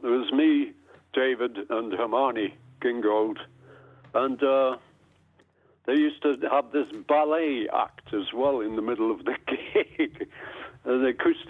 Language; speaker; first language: English; native; English